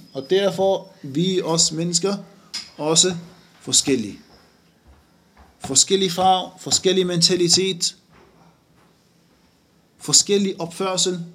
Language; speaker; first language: Danish; non-native, fluent; Arabic